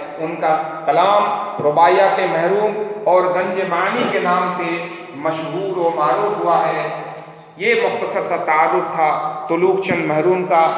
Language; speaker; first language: Urdu; native; Urdu